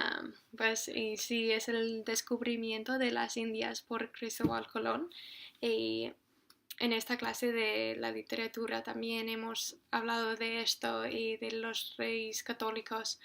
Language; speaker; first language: Spanish; non-native, fluent; English